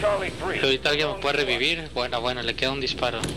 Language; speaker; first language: Spanish; native; Spanish